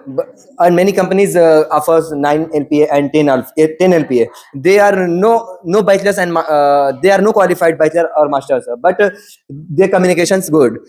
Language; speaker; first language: English; non-native, learner; Hindi